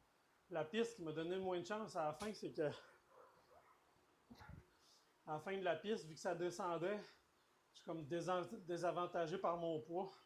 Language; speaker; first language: French; native; French